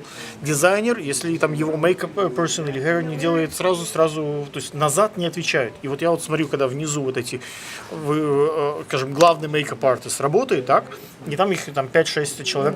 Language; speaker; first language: Russian; native; Russian